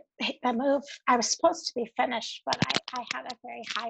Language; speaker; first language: English; native; English